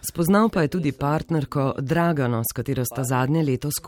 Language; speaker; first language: Slovenian; native; Slovenian